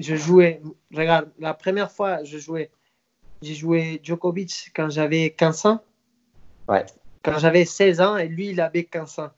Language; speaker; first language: French; non-native, fluent; Spanish